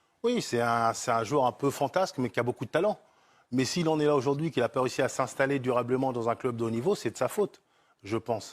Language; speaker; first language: French; native; French